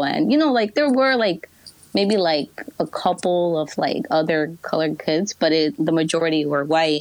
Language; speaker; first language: English; early bilingual, other home language; Spanish